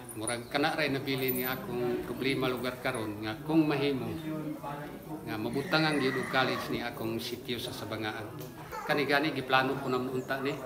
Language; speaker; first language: Cebuano; non-native, local second language; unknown